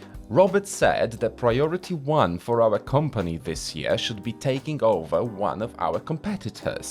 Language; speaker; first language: English; non-native, fluent; Polish